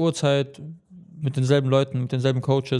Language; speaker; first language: German; early bilingual, other home language; Chechen